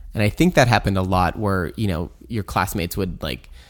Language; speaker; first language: English; native; English